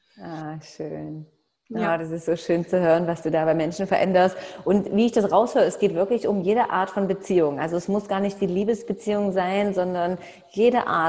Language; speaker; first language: German; native; German